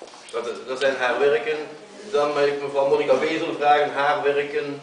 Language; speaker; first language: Dutch; native; Dutch